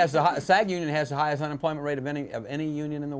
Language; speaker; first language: English; native; English